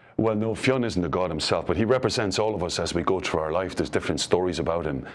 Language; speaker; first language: English; native; English